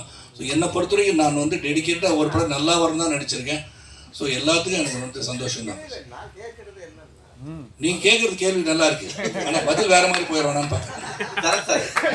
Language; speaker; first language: Tamil; native; Tamil